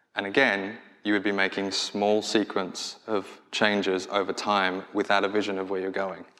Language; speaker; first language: English; native; English